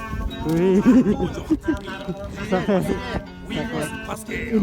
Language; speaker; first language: French; non-native, learner; Jarai